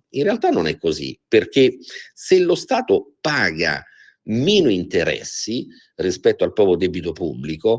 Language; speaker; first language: Italian; native; Italian